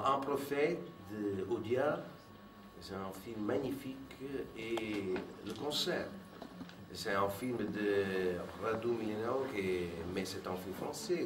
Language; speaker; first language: French; non-native, fluent; Italian